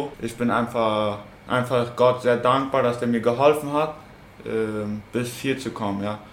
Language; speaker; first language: German; non-native, local second language; Plautdietsch